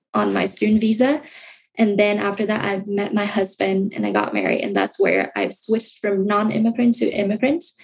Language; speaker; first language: English; non-native, fluent; Vietnamese